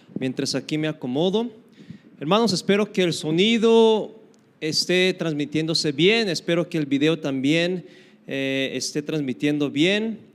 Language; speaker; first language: Spanish; native; Spanish